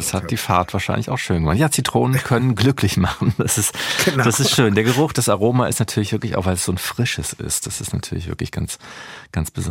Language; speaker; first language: German; native; German